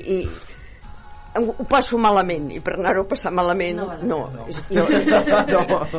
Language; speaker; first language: Catalan; non-native, local second language; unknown